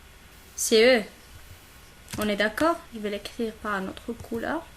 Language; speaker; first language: French; non-native, local second language; Arabic